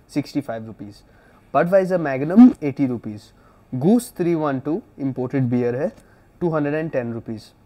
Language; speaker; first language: Hindi; non-native, local second language; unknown